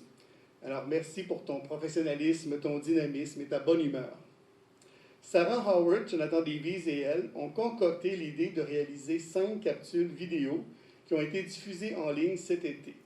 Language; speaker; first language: French; native; French